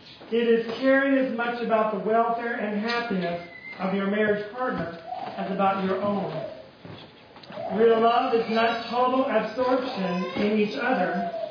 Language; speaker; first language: English; native; English